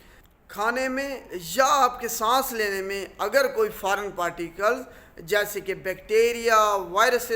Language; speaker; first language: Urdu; non-native, local second language; Punjabi